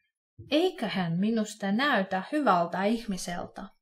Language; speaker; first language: Finnish; non-native, fluent; Russian